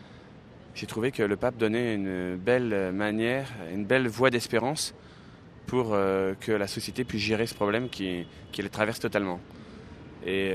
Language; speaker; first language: French; native; French